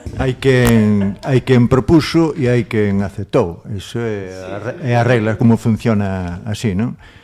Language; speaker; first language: Galician; non-native, local second language; Spanish